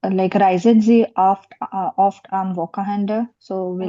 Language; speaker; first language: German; non-native, learner; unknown